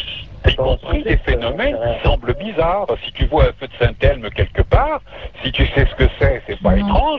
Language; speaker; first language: French; native; French